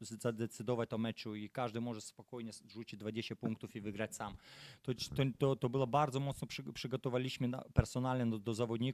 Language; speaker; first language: Polish; non-native, fluent; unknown